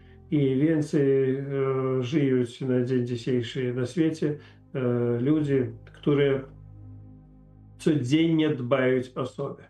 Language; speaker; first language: Polish; non-native, learner; Ukrainian